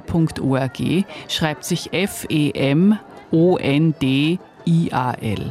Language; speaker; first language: German; native; German